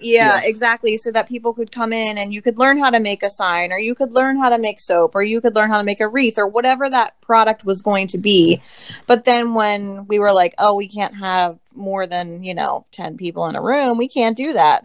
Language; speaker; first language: English; native; English